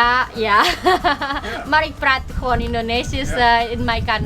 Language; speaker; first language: Dutch; non-native, learner; Indonesian